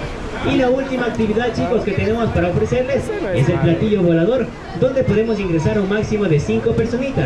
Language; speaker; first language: Spanish; native; Spanish